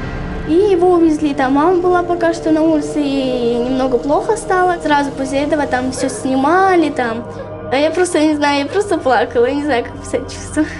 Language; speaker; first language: Russian; native; Russian